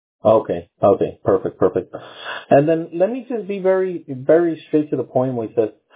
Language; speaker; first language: English; early bilingual, other home language; Spanish